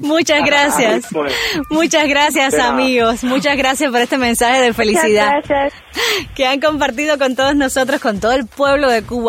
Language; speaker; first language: Spanish; native; Spanish